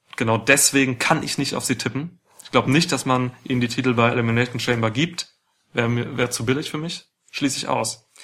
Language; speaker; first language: German; native; German